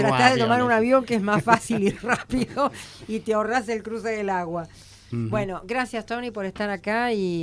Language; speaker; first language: Spanish; native; Spanish